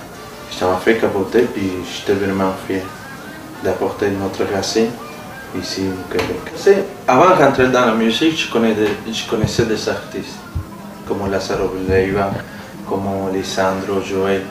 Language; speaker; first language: French; non-native, fluent; Spanish